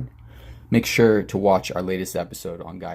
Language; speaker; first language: English; native; English